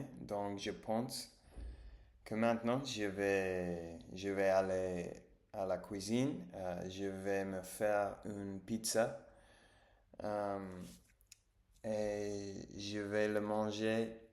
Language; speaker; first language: French; non-native, learner; English